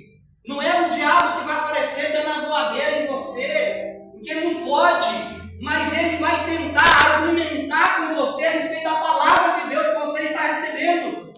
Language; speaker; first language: Portuguese; native; Portuguese